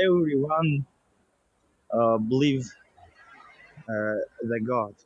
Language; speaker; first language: English; non-native, learner; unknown